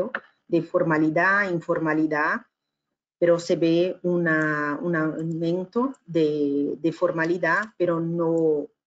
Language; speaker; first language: Spanish; non-native, fluent; Portuguese